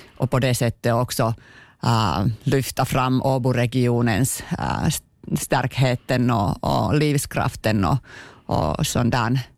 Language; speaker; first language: Swedish; non-native, local second language; Finnish